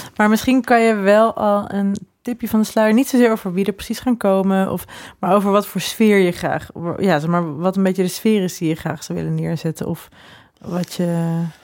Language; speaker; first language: Dutch; native; Dutch